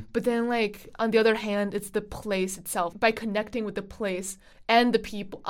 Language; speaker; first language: English; non-native, fluent; Chinese